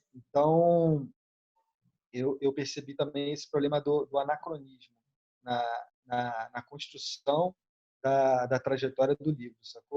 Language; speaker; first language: Portuguese; native; Portuguese